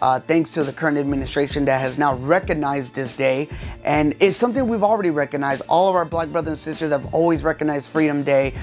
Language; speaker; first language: English; early bilingual, other home language; Spanish